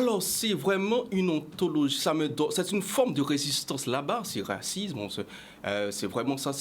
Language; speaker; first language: French; non-native, local second language; Haitian Creole